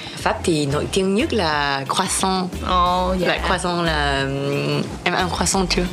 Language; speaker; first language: Vietnamese; early bilingual, heritage; French